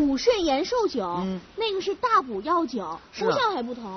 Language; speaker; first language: Chinese; native; Chinese